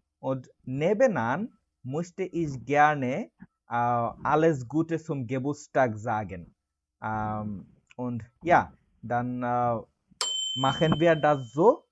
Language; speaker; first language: German; non-native, learner; Bangla